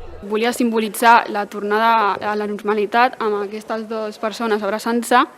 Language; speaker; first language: Catalan; native; Catalan